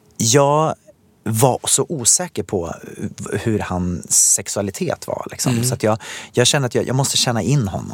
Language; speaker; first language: Swedish; native; Swedish